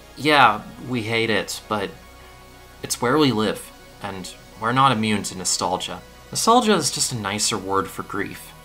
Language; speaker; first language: English; native; English